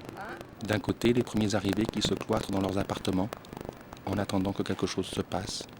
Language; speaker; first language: French; native; French